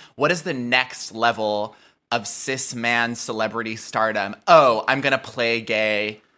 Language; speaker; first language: English; native; English